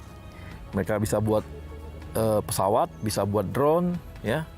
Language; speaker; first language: Indonesian; native; Indonesian